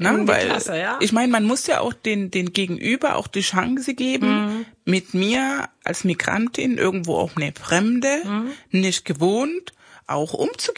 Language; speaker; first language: German; non-native, fluent; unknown